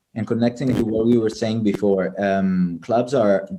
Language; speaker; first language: English; non-native, fluent; Italian